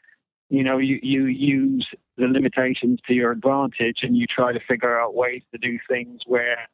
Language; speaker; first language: English; native; English